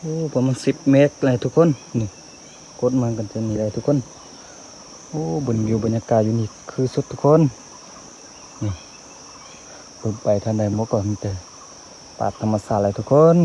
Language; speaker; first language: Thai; non-native, local second language; Lahu